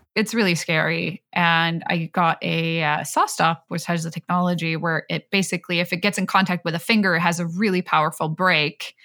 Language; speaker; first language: English; non-native, fluent; Swedish